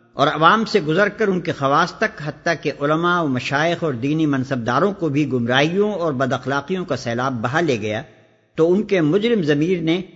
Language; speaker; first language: Urdu; native; Urdu